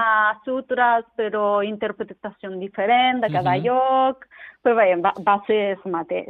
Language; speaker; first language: Catalan; non-native, learner; Japanese